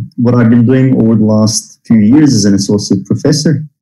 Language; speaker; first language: English; non-native, fluent; Turkish